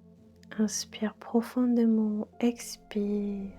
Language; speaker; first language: French; non-native, fluent; Spanish